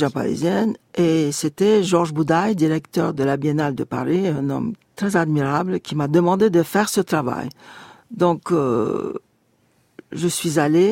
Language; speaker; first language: French; non-native, fluent; Turkish